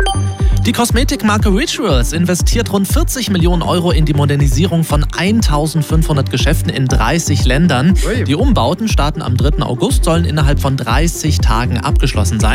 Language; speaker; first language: German; native; German